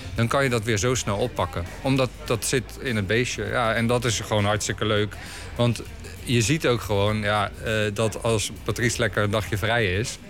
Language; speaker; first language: Dutch; native; Dutch